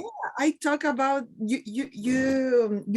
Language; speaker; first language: English; non-native, learner; Spanish